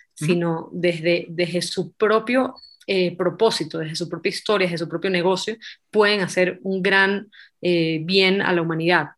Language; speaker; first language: Spanish; native; Spanish